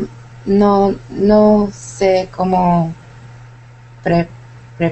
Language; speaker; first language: Spanish; non-native, learner; English